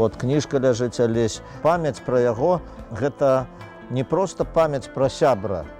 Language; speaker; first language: Belarusian; native; Belarusian